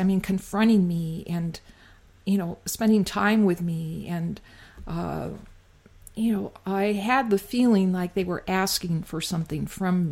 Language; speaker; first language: English; native; English